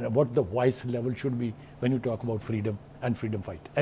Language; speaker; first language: English; non-native, local second language; Urdu